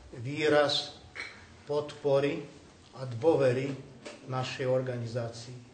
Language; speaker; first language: Slovak; non-native, local second language; Rusyn